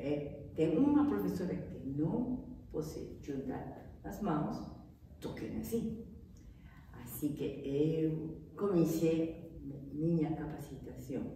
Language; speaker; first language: Portuguese; non-native, fluent; Spanish